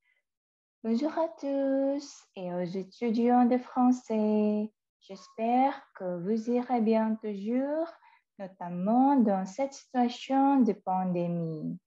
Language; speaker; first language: French; non-native, fluent; Indonesian